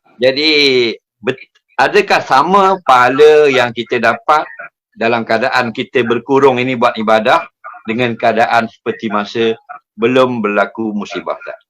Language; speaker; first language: Malay; native; Malay